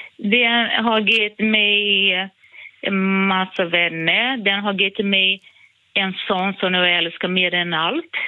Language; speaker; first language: Swedish; non-native, fluent; Portuguese